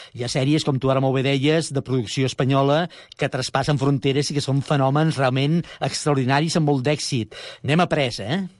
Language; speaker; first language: Catalan; native; Catalan